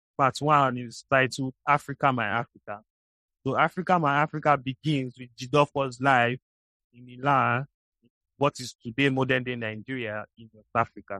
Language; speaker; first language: English; non-native, local second language; Igbo